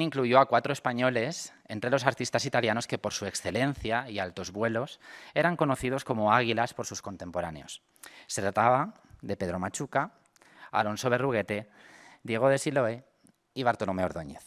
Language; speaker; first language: Spanish; native; Spanish